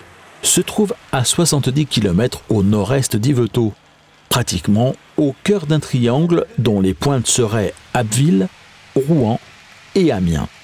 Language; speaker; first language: French; native; French